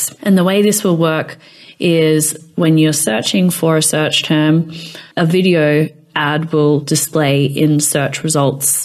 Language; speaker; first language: English; native; English